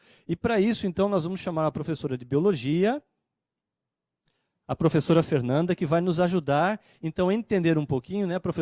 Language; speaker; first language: Portuguese; native; Portuguese